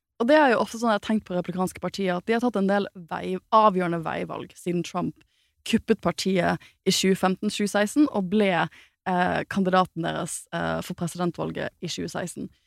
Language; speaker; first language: Norwegian; native; Norwegian